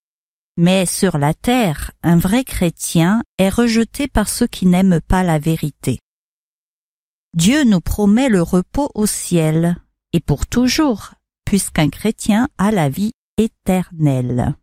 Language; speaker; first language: French; native; French